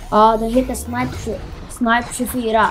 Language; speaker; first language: Swedish; early bilingual, other home language; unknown